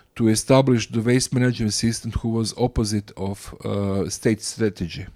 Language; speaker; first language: English; non-native, fluent; Croatian